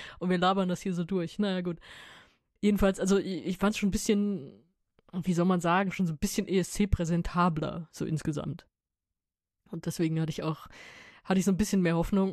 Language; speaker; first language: German; native; German